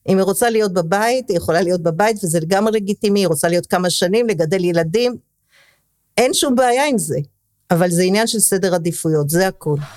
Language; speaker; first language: Hebrew; early bilingual, other home language; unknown